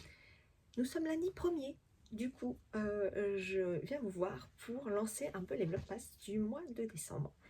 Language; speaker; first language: French; native; French